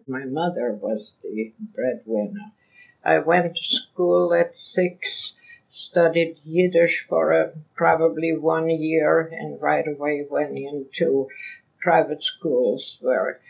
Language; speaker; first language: English; non-native, fluent; Yiddish